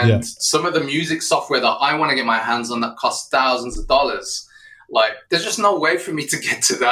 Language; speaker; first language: English; native; English